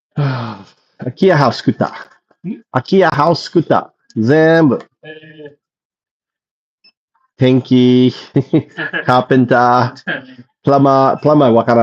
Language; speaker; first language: Japanese; non-native, learner; English